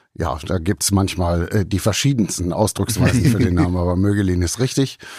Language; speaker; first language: German; native; German